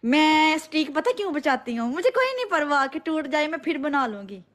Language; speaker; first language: Urdu; non-native, local second language; Punjabi